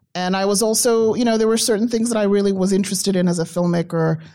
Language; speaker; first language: English; native; English